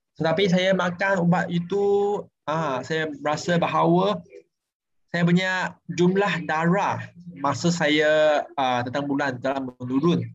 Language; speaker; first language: Malay; non-native, local second language; Chinese